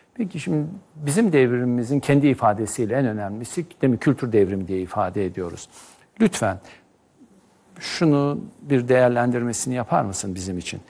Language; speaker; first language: Turkish; native; Turkish